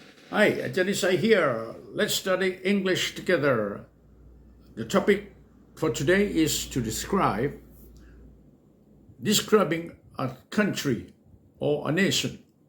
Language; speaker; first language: English; non-native, fluent; Thai